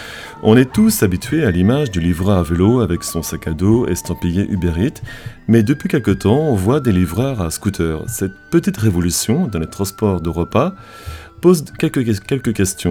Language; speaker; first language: French; native; French